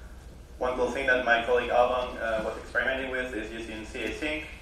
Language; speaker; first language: English; non-native, fluent; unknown